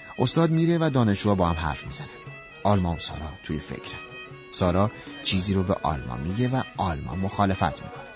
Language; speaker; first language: Persian; native; Persian